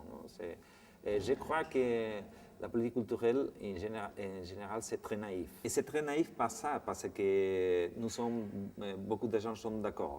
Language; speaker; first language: French; non-native, fluent; Spanish